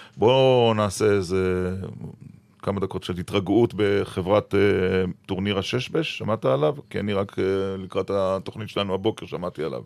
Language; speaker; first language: Hebrew; native; Hebrew